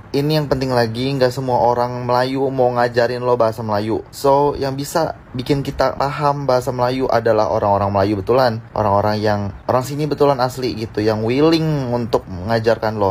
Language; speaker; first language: Indonesian; native; Indonesian